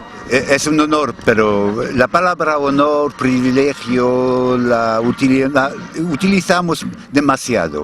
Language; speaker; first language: Spanish; non-native, fluent; English